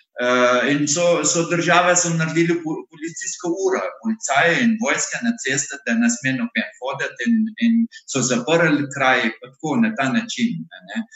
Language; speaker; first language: Slovenian; non-native, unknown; Arabic